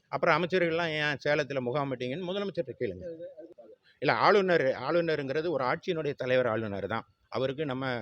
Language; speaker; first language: Tamil; native; Tamil